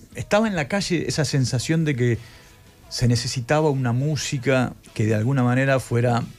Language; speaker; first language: Spanish; native; Spanish